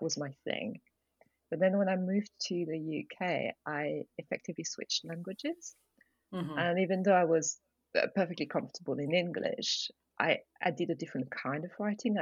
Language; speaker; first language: English; non-native, fluent; French